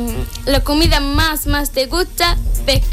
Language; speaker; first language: Spanish; non-native, learner; Arabic